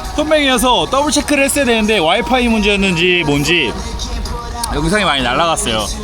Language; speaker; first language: Korean; native; Korean